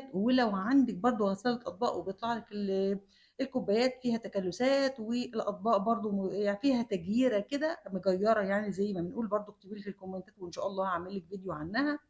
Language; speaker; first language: Arabic; native; Arabic